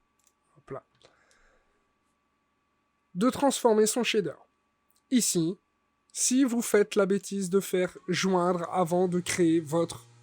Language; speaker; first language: French; native; French